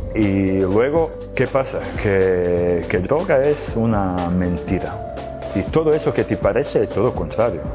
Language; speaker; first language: Spanish; non-native, fluent; Serbian